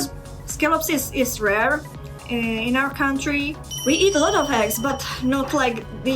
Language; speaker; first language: English; non-native, fluent; Czech